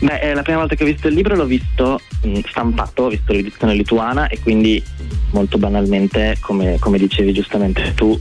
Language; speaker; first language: Italian; native; Italian